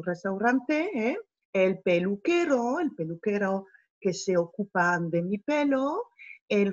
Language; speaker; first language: Spanish; non-native, fluent; French